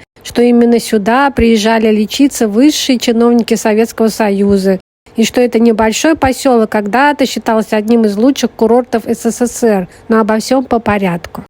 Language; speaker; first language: Russian; native; Russian